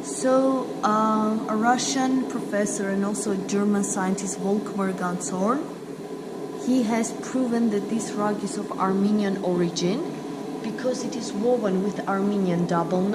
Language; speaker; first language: English; non-native, fluent; Armenian